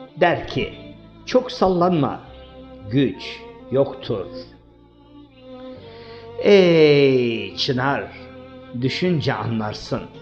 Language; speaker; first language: Turkish; native; Turkish